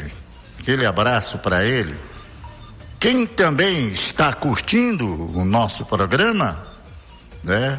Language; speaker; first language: Portuguese; native; Portuguese